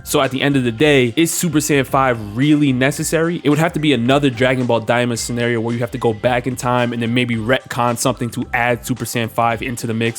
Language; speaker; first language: English; native; English